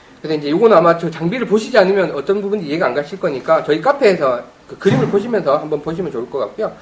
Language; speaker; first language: Korean; native; Korean